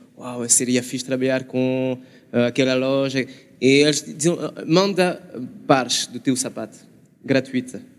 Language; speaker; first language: Portuguese; non-native, learner; French